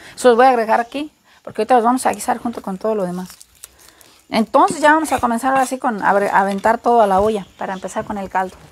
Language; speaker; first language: Spanish; native; Spanish